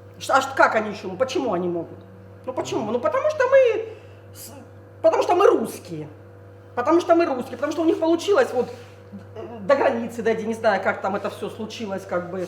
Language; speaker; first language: Russian; native; Russian